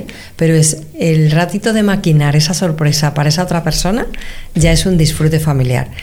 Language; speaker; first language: Spanish; native; Spanish